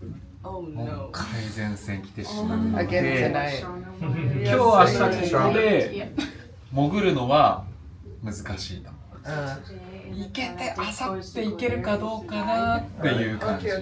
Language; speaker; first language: Japanese; native; Japanese